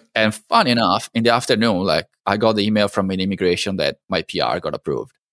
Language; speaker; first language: English; non-native, fluent; Italian